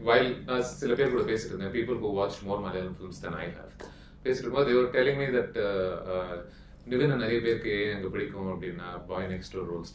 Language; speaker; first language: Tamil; native; Tamil